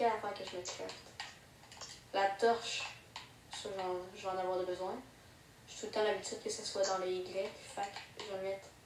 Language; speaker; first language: French; native; French